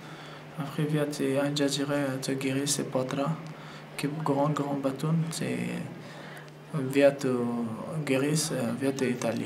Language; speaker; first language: French; non-native, learner; Persian